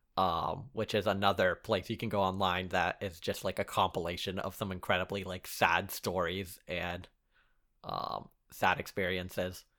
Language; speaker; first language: English; early bilingual, other home language; Arabic